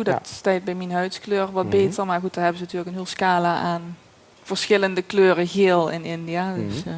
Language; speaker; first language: Dutch; native; Dutch